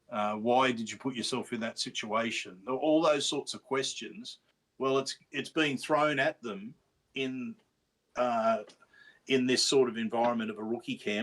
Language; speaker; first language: English; native; English